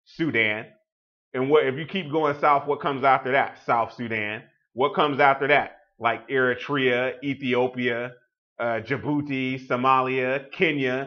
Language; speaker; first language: English; native; English